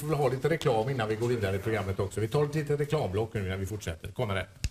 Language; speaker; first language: Swedish; native; Swedish